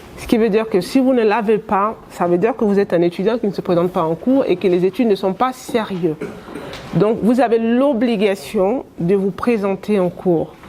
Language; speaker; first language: French; non-native, local second language; Wolof